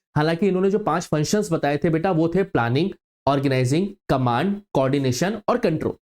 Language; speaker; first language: Hindi; native; Hindi